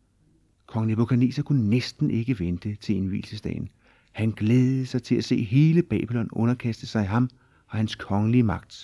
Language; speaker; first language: Danish; native; Danish